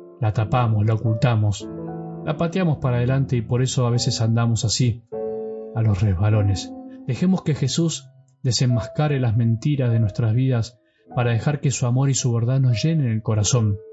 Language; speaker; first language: Spanish; native; Spanish